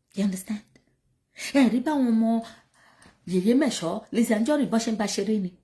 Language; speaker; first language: English; non-native, local second language; Yoruba